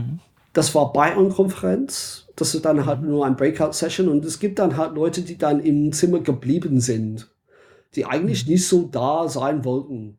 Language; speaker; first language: German; non-native, fluent; English